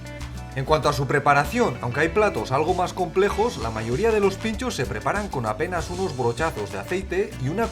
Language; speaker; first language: Spanish; native; Spanish